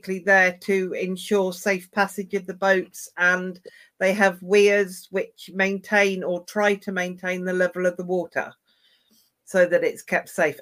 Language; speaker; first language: English; native; English